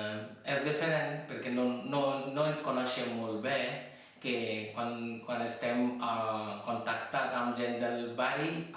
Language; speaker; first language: Catalan; non-native, fluent; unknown